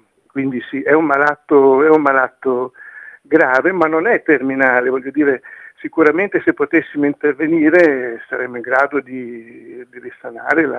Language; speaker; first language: Italian; native; Italian